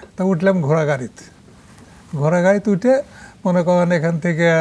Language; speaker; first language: Bangla; native; Bangla